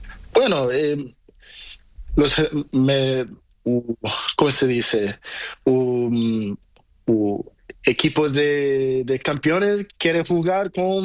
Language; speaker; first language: Spanish; non-native, learner; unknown